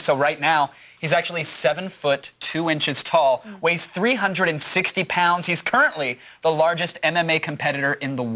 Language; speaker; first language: English; native; English